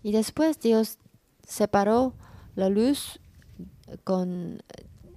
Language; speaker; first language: Spanish; non-native, learner; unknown